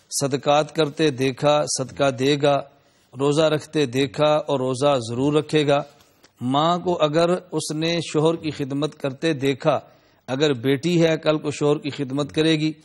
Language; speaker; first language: Urdu; non-native, local second language; Punjabi